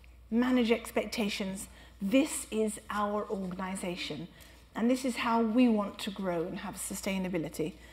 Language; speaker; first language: English; native; English